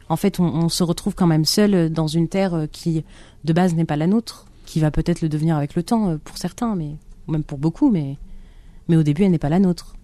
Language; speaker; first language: French; non-native, local second language; Arabic